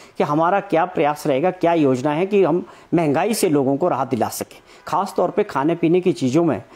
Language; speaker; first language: Hindi; native; Hindi